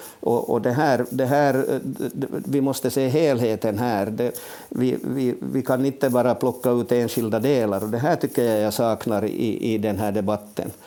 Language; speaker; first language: Swedish; native; Swedish